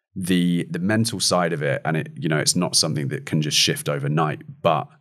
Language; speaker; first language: English; native; English